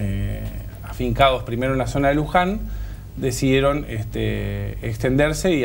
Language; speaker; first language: Spanish; native; Spanish